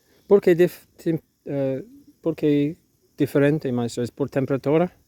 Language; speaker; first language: Spanish; non-native, learner; English